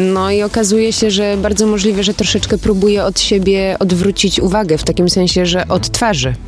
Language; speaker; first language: Polish; early bilingual, heritage; Polish